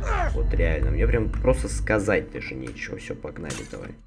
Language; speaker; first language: Russian; native; Russian